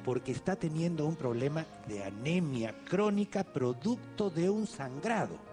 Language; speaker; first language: Spanish; native; Spanish